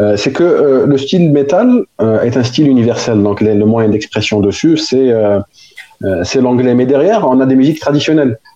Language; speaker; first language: French; non-native, local second language; Arabic